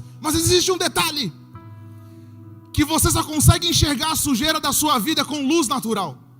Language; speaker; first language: Portuguese; native; Portuguese